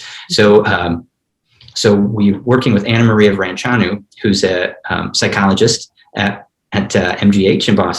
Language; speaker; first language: English; native; English